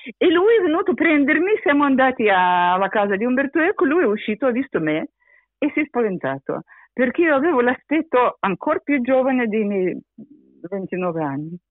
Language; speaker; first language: Italian; non-native, fluent; Russian